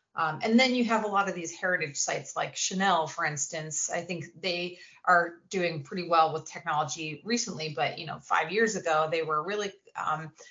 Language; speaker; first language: English; native; English